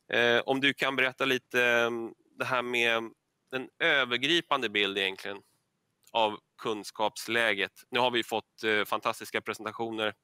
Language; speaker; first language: Swedish; native; Swedish